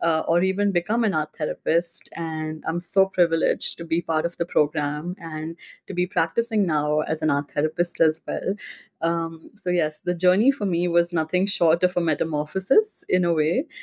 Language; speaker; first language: English; non-native, local second language; Hindi